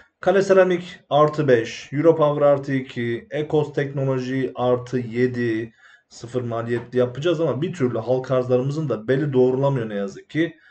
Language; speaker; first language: Turkish; native; Turkish